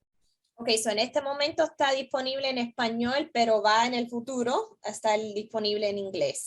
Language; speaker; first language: Spanish; early bilingual, heritage; Spanish